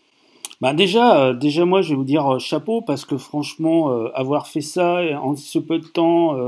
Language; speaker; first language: French; native; French